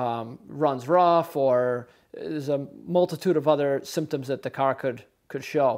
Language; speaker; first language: English; native; English